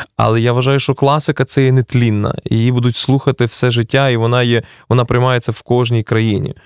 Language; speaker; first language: Ukrainian; native; Ukrainian